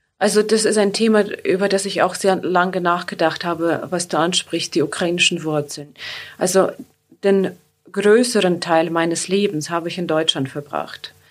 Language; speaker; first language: German; non-native, fluent; Ukrainian